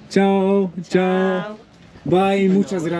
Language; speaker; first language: Spanish; non-native, learner; French